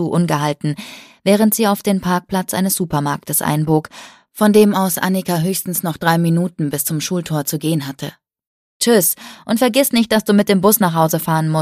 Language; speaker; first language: German; native; German